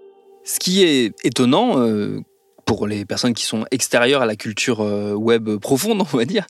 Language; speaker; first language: French; native; French